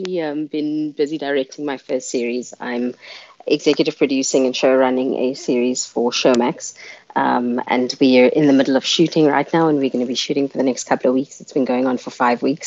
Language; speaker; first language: English; non-native, local second language; Afrikaans